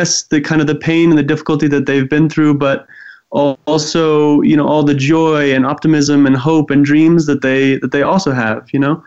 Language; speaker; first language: English; native; English